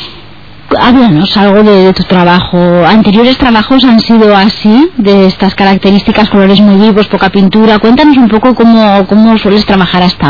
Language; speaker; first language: Spanish; native; Spanish